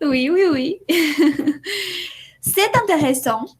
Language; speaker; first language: French; non-native, fluent; Spanish